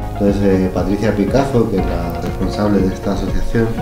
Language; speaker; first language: Spanish; native; Spanish